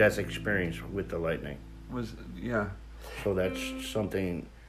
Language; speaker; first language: English; native; English